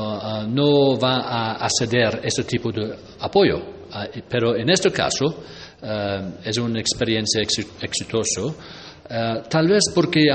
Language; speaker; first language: Spanish; non-native, fluent; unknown